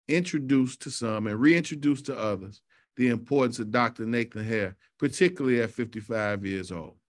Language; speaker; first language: English; native; English